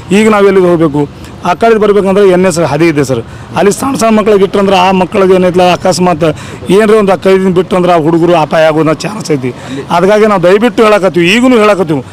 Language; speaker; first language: Kannada; non-native, local second language; Lambadi